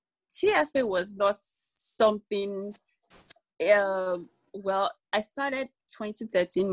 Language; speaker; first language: English; non-native, local second language; Yoruba